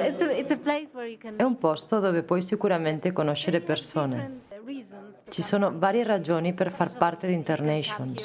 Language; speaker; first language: Italian; non-native, fluent; Polish